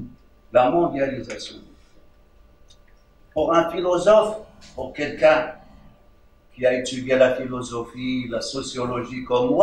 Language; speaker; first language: French; non-native, local second language; Arabic